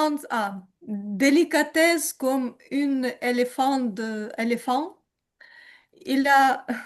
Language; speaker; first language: French; non-native, learner; Ukrainian